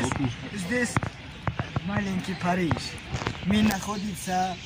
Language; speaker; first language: Russian; non-native, learner; Tajik